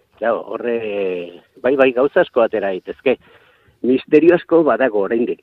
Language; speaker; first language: Basque; native; Basque